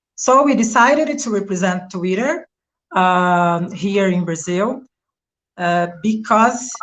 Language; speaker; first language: English; non-native, fluent; Portuguese